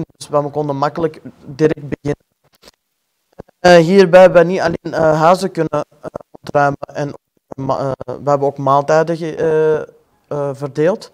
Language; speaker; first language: Dutch; non-native, fluent; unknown